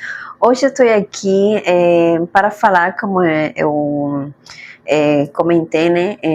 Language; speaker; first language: Portuguese; non-native, fluent; Spanish